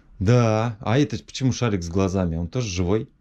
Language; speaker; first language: Russian; native; Russian